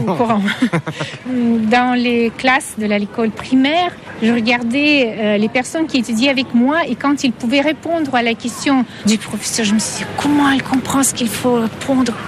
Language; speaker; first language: French; non-native, fluent; Russian